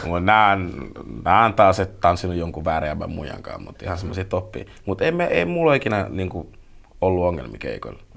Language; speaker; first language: Finnish; early bilingual, other home language; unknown